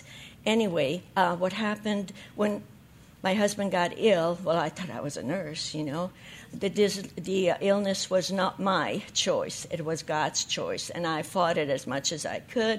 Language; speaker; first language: English; non-native, fluent; Hungarian